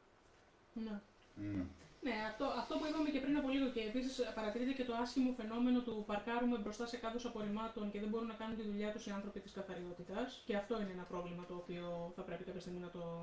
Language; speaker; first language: Greek; native; Greek